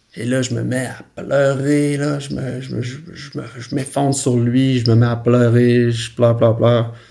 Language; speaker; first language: French; native; French